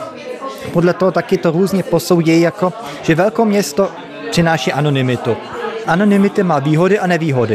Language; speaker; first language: Czech; early bilingual, heritage; Czech